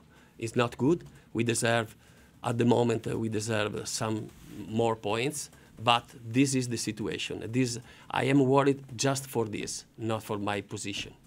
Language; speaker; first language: English; non-native, learner; Italian